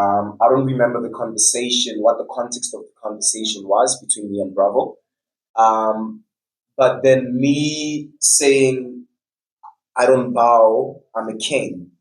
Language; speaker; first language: English; non-native, local second language; Tswana